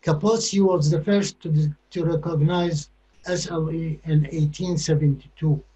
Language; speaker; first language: English; non-native, fluent; Arabic